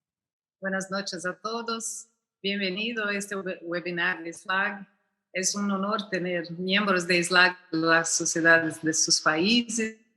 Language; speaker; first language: Spanish; non-native, fluent; Portuguese